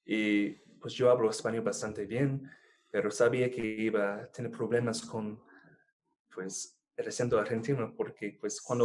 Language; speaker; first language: Spanish; non-native, fluent; English